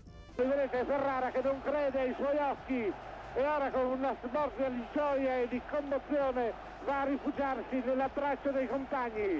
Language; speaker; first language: Italian; native; Italian